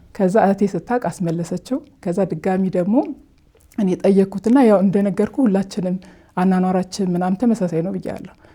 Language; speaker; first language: Amharic; native; Amharic